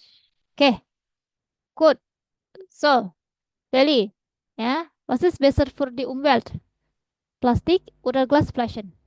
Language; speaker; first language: German; non-native, fluent; Indonesian